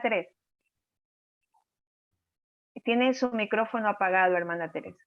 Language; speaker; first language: Spanish; native; Spanish